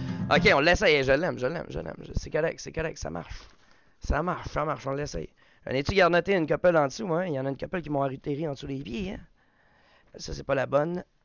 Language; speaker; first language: French; native; French